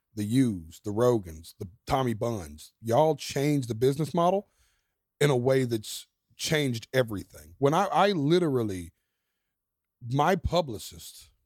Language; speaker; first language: English; native; English